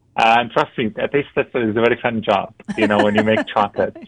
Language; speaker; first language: English; non-native, fluent; Arabic